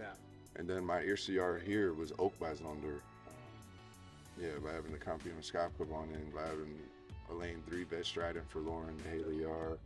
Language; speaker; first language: Dutch; non-native, fluent; English